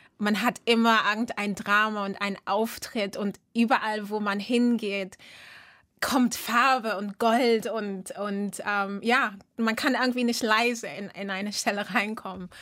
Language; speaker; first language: German; early bilingual, other home language; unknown